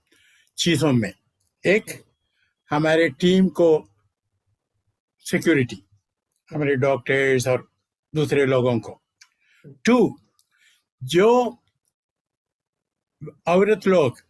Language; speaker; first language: Hindi; non-native, fluent; Malayalam